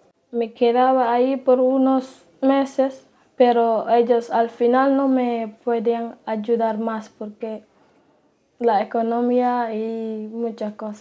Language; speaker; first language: Spanish; non-native, learner; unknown